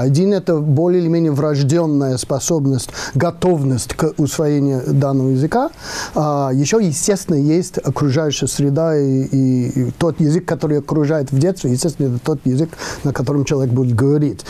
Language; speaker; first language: Russian; non-native, fluent; English